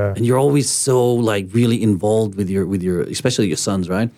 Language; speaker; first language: English; early bilingual, other home language; Danish